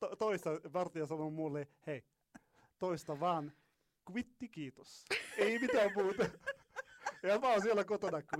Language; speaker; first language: Finnish; non-native, fluent; Arabic